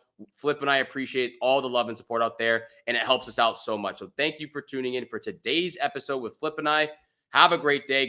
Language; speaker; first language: English; native; English